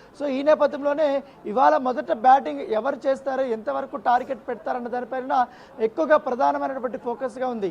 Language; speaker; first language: Telugu; native; Telugu